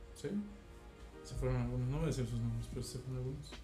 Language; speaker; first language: Spanish; native; Spanish